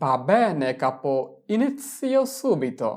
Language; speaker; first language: Italian; non-native, fluent; Bangla